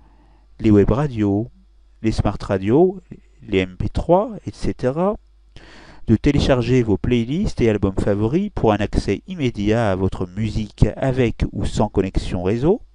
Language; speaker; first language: French; native; French